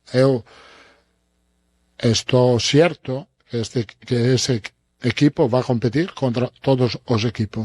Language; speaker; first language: Spanish; non-native, fluent; Italian